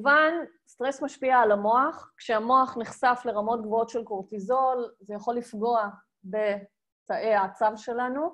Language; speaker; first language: Hebrew; native; Hebrew